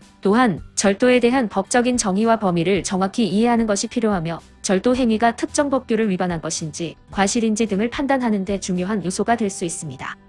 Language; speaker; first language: Korean; native; Korean